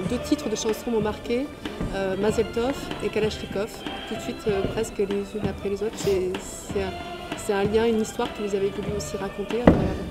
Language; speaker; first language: French; native; French